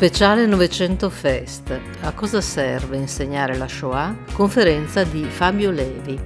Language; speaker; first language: Italian; native; Italian